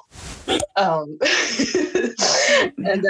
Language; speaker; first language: English; non-native, fluent; Indonesian